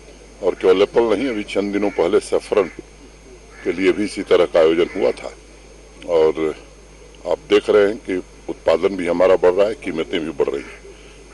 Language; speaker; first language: Hindi; native; Hindi